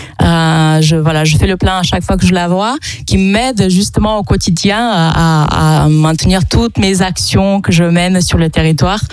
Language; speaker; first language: French; non-native, fluent; Romanian